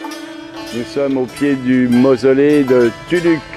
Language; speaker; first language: French; native; French